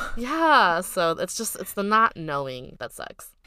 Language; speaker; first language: English; early bilingual, other home language; Filipino